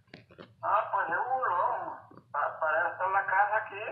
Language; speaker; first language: Spanish; native; Spanish